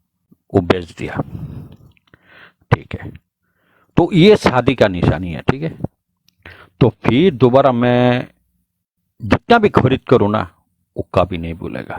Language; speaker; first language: Hindi; non-native, learner; Bangla